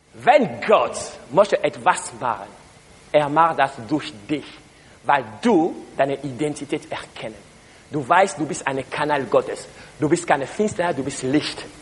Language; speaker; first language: German; non-native, learner; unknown